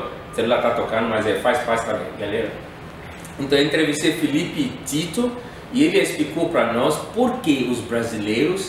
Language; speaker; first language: Portuguese; non-native, fluent; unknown